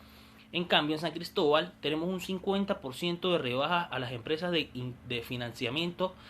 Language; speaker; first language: Spanish; native; Spanish